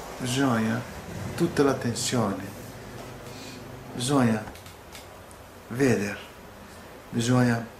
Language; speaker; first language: Italian; non-native, learner; Portuguese